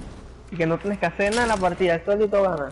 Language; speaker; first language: Spanish; native; Spanish